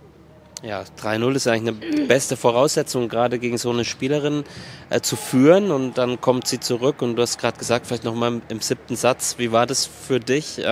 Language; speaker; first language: German; native; German